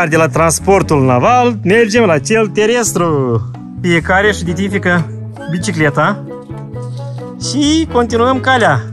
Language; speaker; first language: Romanian; native; Romanian